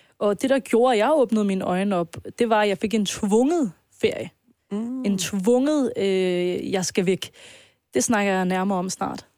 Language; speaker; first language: Danish; early bilingual, other home language; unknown